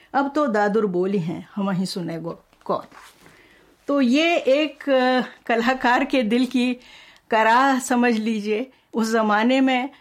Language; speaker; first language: Hindi; non-native, local second language; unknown